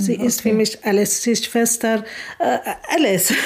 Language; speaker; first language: German; non-native, learner; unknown